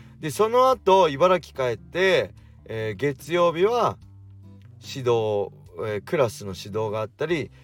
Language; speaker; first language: Japanese; native; Japanese